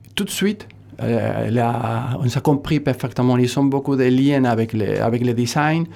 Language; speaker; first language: French; non-native, fluent; Spanish